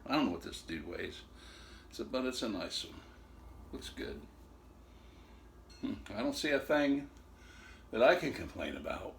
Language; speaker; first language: English; native; English